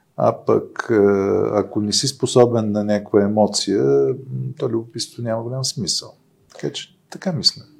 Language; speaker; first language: Bulgarian; native; Bulgarian